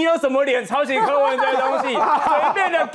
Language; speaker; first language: Chinese; native; Chinese